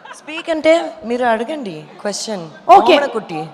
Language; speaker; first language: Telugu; non-native, fluent; Malayalam